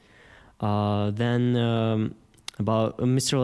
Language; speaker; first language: English; non-native, fluent; Ukrainian